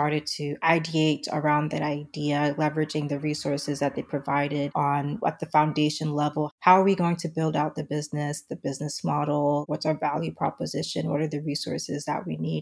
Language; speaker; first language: English; native; English